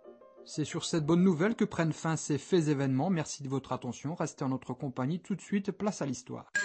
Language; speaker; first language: French; native; French